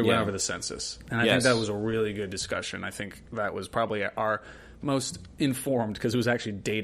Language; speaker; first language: English; native; English